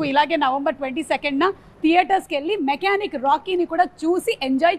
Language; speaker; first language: Telugu; native; Telugu